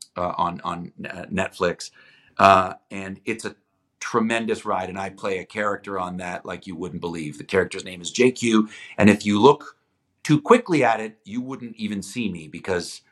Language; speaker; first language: English; non-native, fluent; Greek